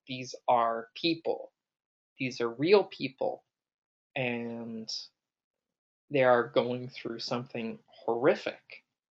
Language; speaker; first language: English; native; English